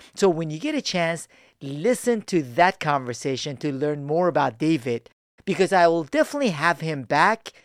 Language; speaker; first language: English; early bilingual, other home language; Persian